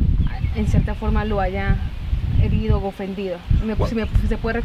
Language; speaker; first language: Spanish; native; Spanish